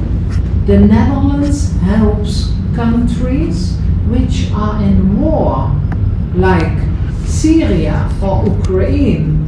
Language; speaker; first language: English; non-native, fluent; Dutch